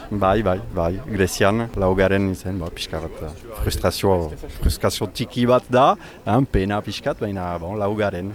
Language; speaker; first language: Basque; native; Basque